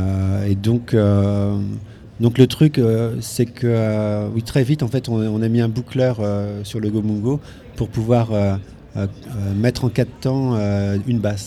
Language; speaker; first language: French; native; French